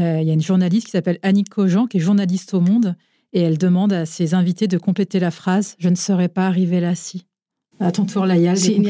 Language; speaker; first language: French; native; French